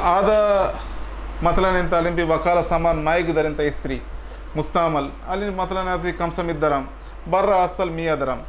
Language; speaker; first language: Arabic; non-native, learner; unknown